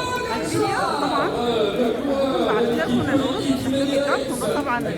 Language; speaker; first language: Arabic; native; Arabic